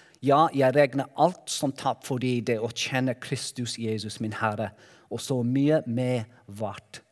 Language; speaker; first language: Norwegian; non-native, learner; Welsh